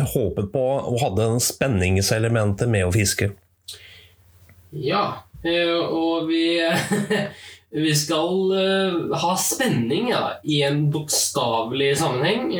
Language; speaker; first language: Norwegian; native; Norwegian